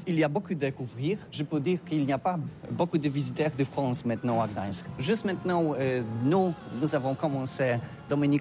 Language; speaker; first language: French; non-native, learner; Polish